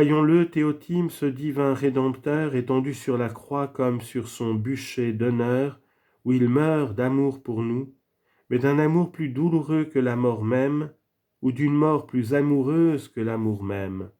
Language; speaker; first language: French; native; French